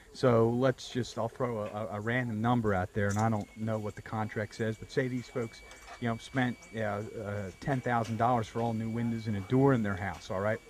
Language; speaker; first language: English; native; English